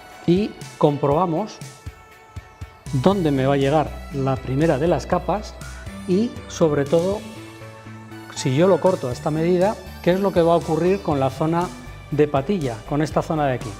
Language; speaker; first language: Spanish; native; Spanish